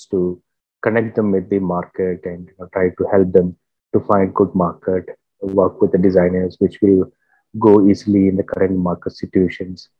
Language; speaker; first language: English; non-native, local second language; Malayalam